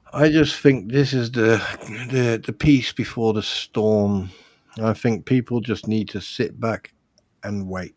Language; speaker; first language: English; native; English